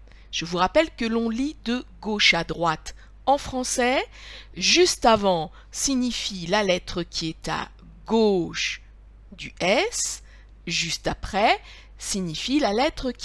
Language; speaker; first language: French; native; French